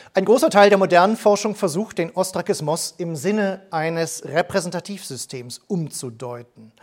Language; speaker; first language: German; native; German